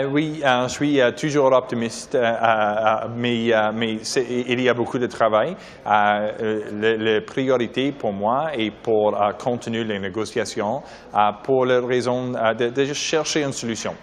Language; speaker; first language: French; non-native, learner; English